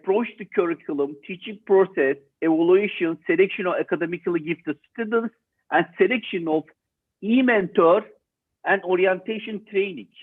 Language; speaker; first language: English; non-native, learner; Turkish